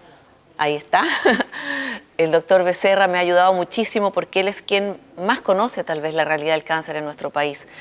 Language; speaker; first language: Spanish; native; Spanish